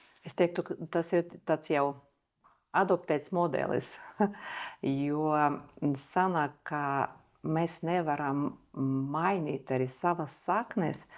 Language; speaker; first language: Latvian; early bilingual, other home language; Belarusian